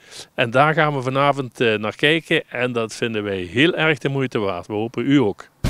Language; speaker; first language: Dutch; native; Dutch